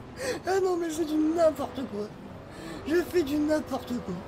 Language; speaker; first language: French; native; French